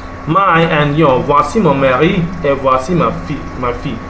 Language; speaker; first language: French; non-native, learner; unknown